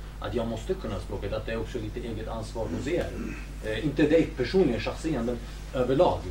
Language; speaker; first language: Swedish; early bilingual, other home language; Kurdish